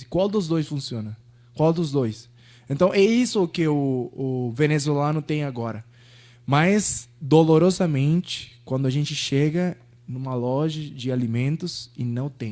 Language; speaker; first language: Portuguese; non-native, fluent; Spanish